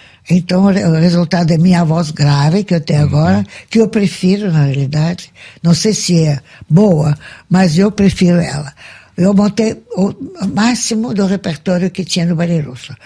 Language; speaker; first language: Portuguese; non-native, fluent; Russian